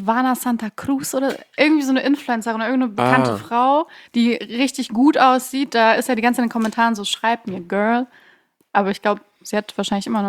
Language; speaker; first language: German; early bilingual, other home language; Persian